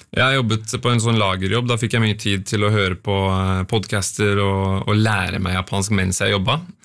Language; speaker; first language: Norwegian; native; Norwegian